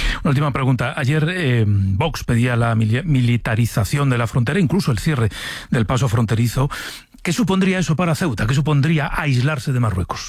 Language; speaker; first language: Spanish; native; Spanish